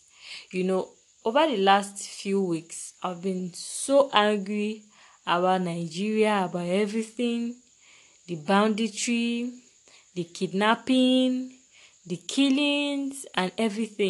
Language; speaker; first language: English; non-native, local second language; Yoruba